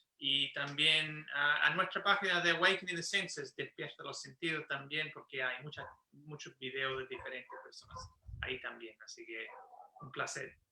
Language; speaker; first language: Spanish; non-native, fluent; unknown